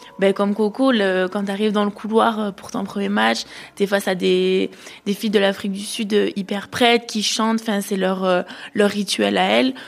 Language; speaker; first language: French; native; French